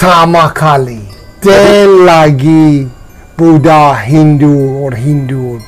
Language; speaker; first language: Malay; non-native, learner; Persian